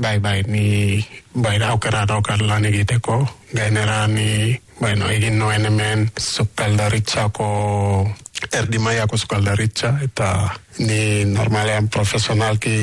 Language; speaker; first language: Basque; non-native, learner; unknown